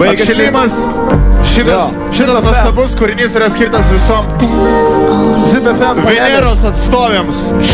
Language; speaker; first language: Lithuanian; native; Lithuanian